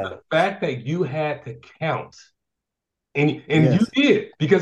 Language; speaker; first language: English; native; English